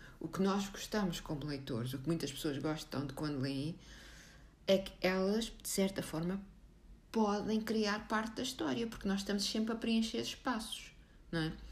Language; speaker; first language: Portuguese; native; Portuguese